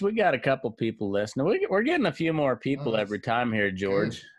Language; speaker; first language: English; native; English